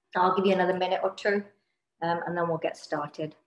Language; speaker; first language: English; native; English